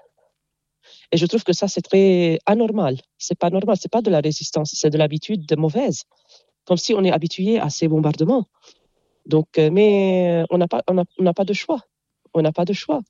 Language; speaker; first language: French; non-native, local second language; Arabic